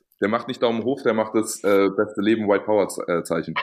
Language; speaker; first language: German; native; German